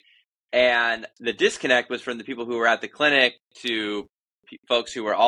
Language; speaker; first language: English; native; English